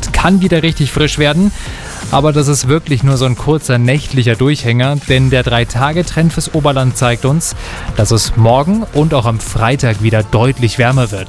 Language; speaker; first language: German; native; German